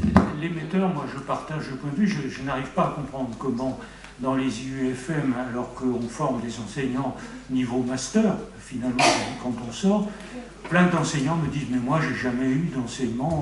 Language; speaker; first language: French; native; French